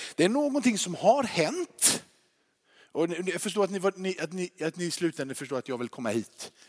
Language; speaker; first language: Swedish; native; Swedish